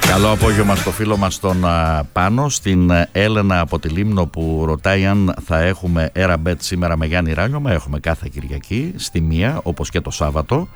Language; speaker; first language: Greek; native; Greek